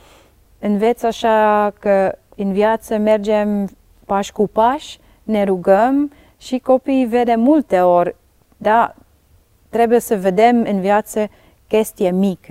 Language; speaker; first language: Romanian; non-native, learner; Dutch